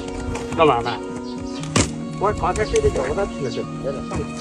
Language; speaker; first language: Chinese; native; Chinese